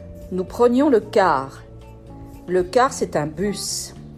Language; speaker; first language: French; native; French